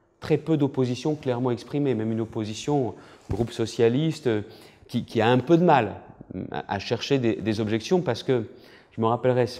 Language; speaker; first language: French; native; French